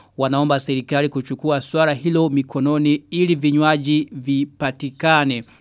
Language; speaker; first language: Swahili; non-native, local second language; Rundi